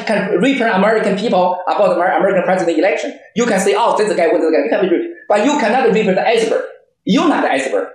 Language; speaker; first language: English; non-native, learner; Chinese